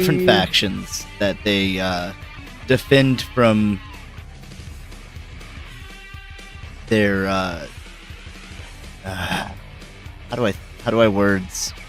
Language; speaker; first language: English; native; English